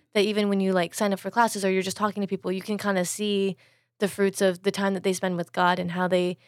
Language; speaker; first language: English; native; English